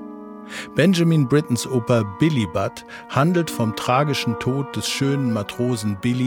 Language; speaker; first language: German; native; German